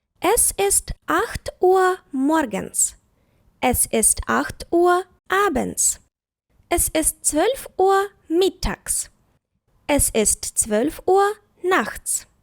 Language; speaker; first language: German; non-native, fluent; Ukrainian